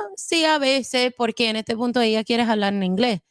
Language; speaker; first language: Spanish; non-native, fluent; English